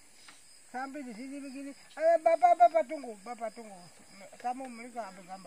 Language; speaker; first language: Indonesian; non-native, local second language; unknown